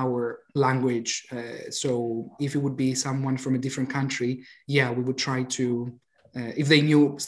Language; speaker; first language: English; non-native, fluent; Greek